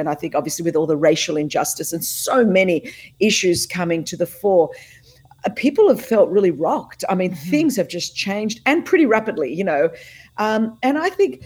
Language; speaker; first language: English; non-native, local second language; Greek